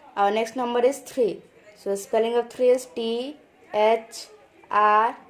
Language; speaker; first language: English; non-native, local second language; Hindi